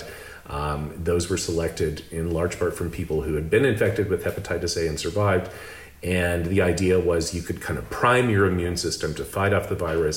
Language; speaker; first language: English; native; English